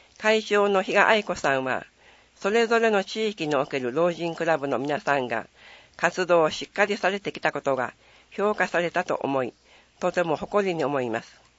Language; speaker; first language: Japanese; native; Japanese